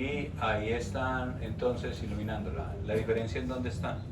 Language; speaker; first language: Spanish; native; Spanish